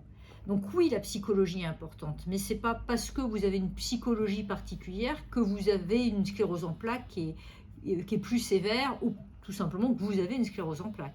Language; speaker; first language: French; native; French